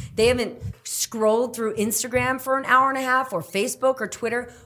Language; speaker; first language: English; native; English